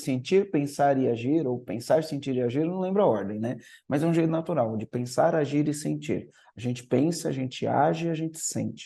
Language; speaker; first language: Portuguese; native; Portuguese